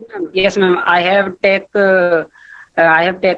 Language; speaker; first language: English; non-native, learner; Hindi